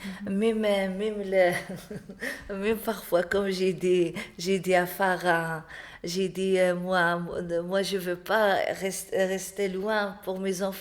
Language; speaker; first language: French; non-native, learner; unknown